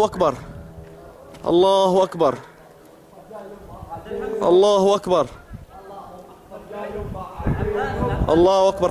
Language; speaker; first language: Arabic; native; Arabic